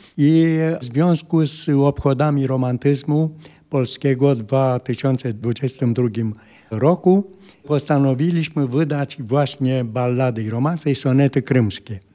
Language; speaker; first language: Polish; non-native, fluent; Romanian